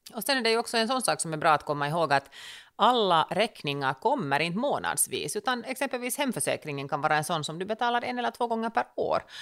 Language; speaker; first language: Swedish; native; Swedish